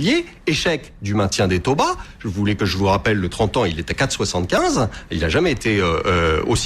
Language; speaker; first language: French; native; French